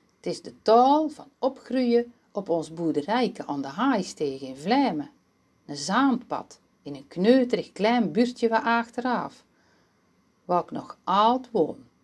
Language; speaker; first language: Dutch; native; Dutch